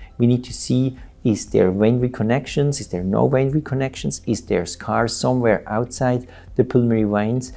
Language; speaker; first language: English; non-native, fluent; Swiss German